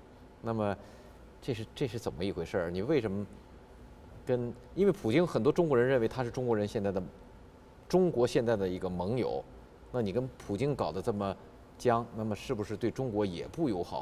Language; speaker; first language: Chinese; native; Chinese